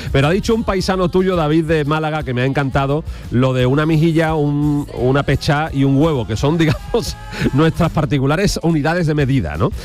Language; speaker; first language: Spanish; native; Spanish